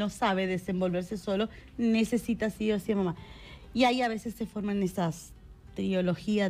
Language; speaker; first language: Spanish; native; Spanish